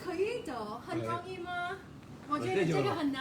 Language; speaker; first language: Chinese; non-native, learner; English